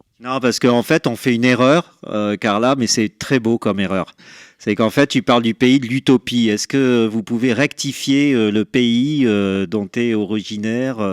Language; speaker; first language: French; native; French